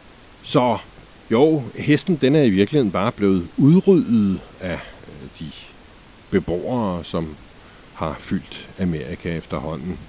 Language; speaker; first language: Danish; native; Danish